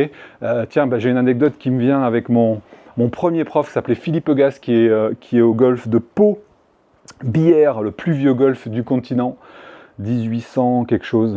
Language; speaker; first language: French; native; French